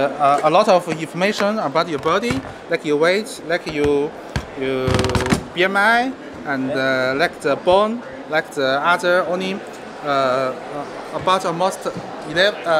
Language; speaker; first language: English; non-native, learner; Chinese